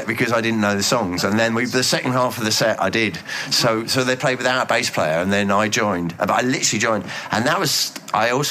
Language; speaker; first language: English; native; English